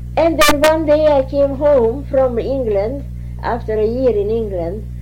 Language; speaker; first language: English; non-native, fluent; Hungarian